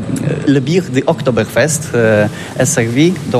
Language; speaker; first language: French; non-native, learner; Polish